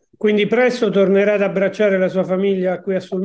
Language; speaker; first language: Italian; native; Italian